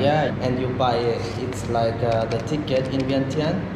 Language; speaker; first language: English; non-native, fluent; Lao